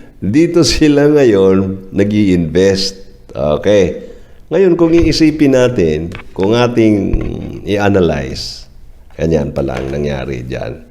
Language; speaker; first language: Filipino; non-native, local second language; Cebuano